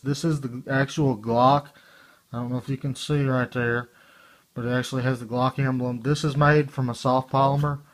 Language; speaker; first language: English; native; English